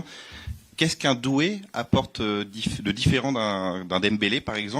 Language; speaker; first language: French; native; French